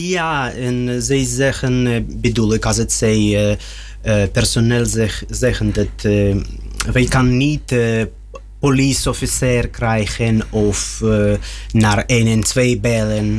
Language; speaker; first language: Dutch; non-native, learner; Russian